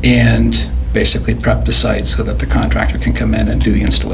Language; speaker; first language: English; native; English